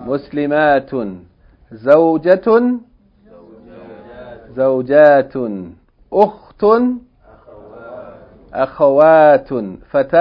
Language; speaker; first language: Arabic; non-native, fluent; English